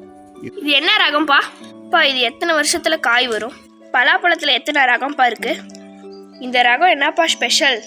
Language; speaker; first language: Tamil; native; Tamil